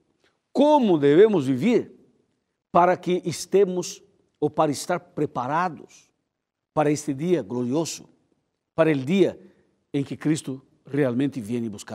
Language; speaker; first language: Spanish; non-native, fluent; Portuguese